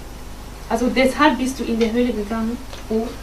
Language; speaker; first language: German; non-native, fluent; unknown